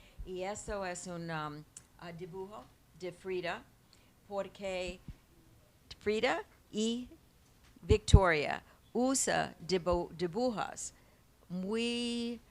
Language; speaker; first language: Spanish; non-native, learner; English